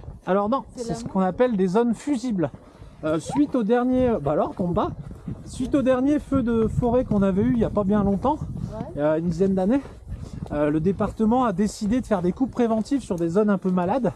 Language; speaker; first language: French; native; French